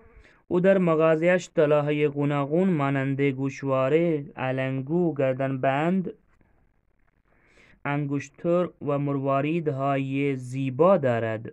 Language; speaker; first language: Persian; non-native, fluent; Urdu